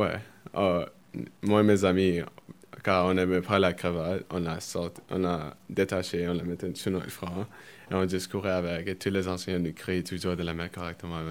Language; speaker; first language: French; early bilingual, other home language; Spanish